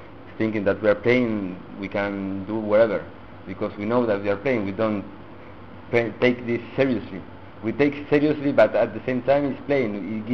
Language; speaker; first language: English; non-native, learner; Spanish